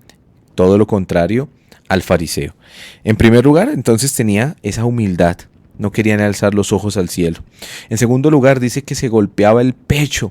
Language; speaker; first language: Spanish; native; Spanish